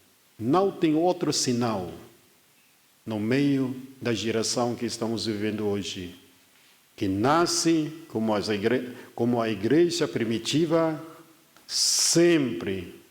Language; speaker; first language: Portuguese; non-native, fluent; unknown